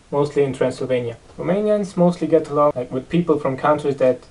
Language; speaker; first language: English; non-native, fluent; Romanian